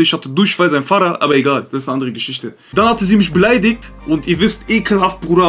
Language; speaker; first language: German; early bilingual, other home language; Turkish